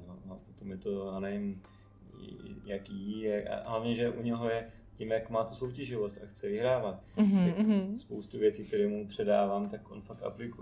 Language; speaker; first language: Czech; native; Czech